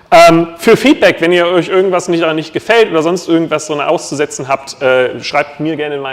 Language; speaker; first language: German; native; German